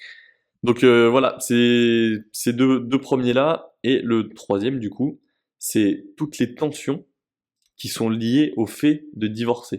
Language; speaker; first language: French; native; French